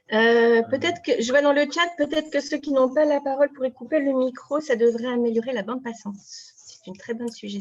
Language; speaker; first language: French; native; French